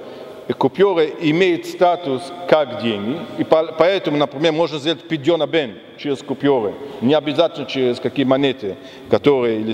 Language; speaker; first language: Russian; non-native, fluent; German